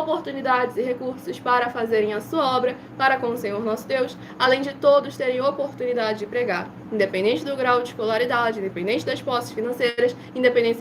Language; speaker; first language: Portuguese; native; Portuguese